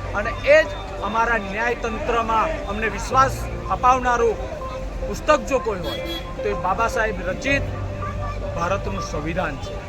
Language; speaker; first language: Gujarati; native; Gujarati